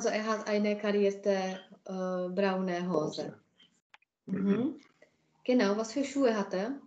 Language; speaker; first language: German; non-native, fluent; Czech